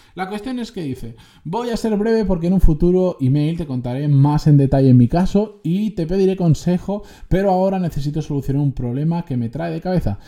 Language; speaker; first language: Spanish; native; Spanish